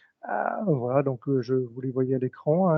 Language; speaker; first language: French; native; French